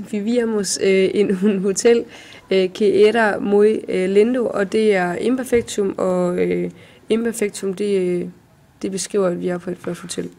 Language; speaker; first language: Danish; native; Danish